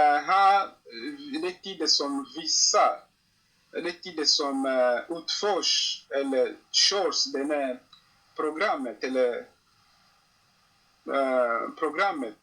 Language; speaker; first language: Swedish; non-native, learner; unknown